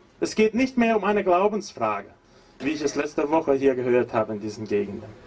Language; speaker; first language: German; non-native, fluent; Portuguese